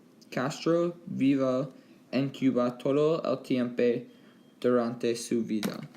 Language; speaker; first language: Spanish; non-native, learner; English